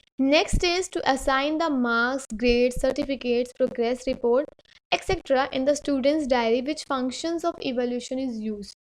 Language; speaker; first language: Hindi; native; Hindi